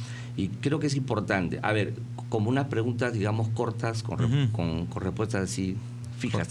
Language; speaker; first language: Spanish; native; Spanish